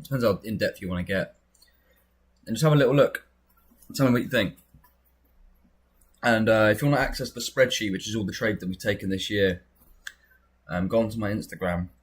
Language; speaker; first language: English; native; English